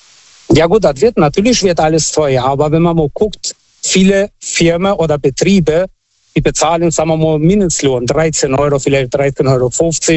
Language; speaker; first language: German; non-native, fluent; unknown